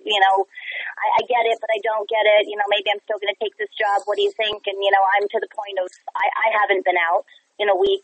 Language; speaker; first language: English; native; English